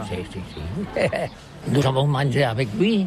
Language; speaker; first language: French; non-native, learner; Catalan